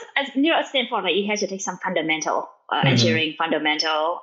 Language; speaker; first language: English; non-native, fluent; Vietnamese